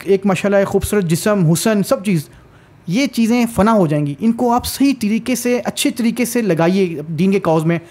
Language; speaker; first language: Urdu; native; Urdu